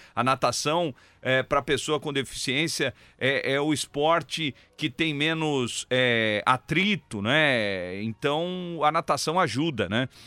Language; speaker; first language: Portuguese; native; Portuguese